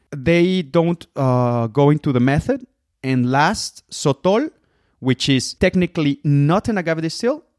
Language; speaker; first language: English; non-native, fluent; Spanish